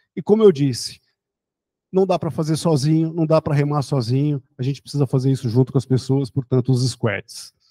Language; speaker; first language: Portuguese; early bilingual, other home language; German